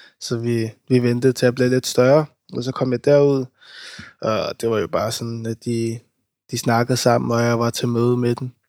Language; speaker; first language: Danish; early bilingual, other home language; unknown